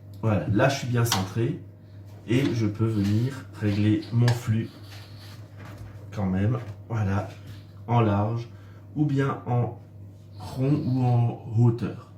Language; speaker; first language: French; native; French